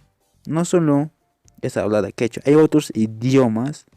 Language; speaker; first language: Spanish; non-native, local second language; Quechua